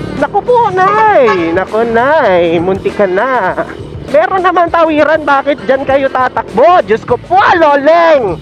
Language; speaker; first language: Filipino; native; Filipino